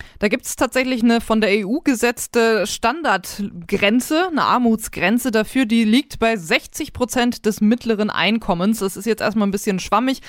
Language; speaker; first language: German; native; German